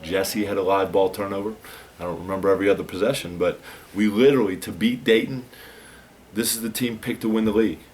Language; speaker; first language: English; native; English